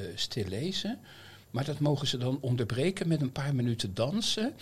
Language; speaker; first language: Dutch; native; Dutch